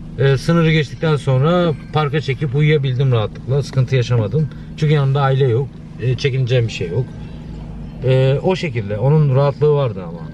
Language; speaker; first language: Turkish; early bilingual, other home language; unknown